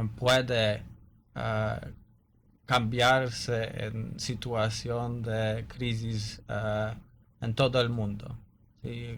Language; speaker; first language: Spanish; non-native, learner; Polish